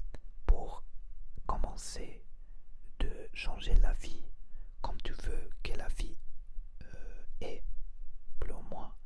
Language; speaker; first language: French; non-native, learner; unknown